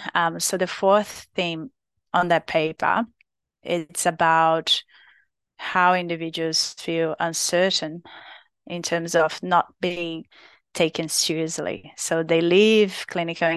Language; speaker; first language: English; non-native, fluent; Portuguese